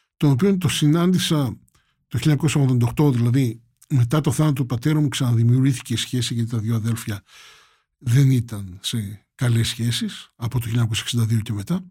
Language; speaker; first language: Greek; native; Greek